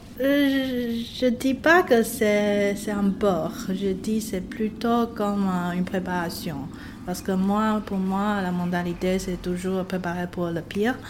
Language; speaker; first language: French; non-native, fluent; Chinese